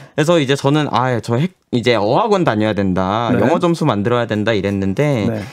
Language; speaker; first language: Korean; native; Korean